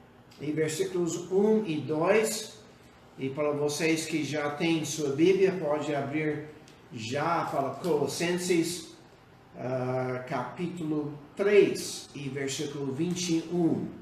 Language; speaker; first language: Portuguese; non-native, fluent; English